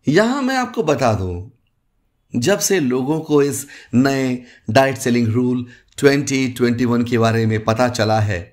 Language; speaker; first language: Hindi; native; Hindi